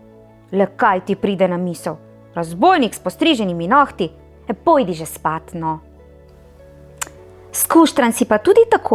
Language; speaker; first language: Slovenian; native; Slovenian